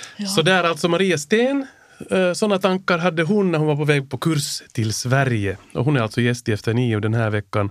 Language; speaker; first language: Swedish; native; Swedish